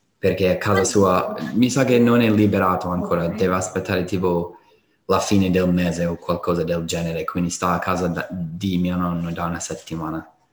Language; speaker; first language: Italian; non-native, fluent; English